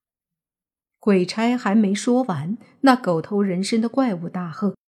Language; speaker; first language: Chinese; native; Chinese